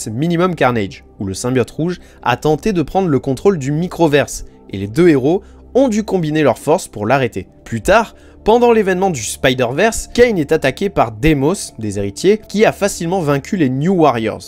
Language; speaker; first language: French; native; French